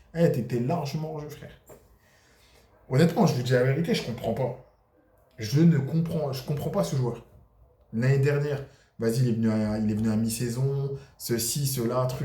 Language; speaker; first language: French; native; French